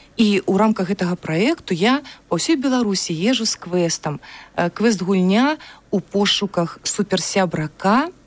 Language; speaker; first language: Belarusian; native; Belarusian